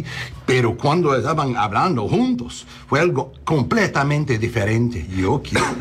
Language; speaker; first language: Spanish; non-native, learner; English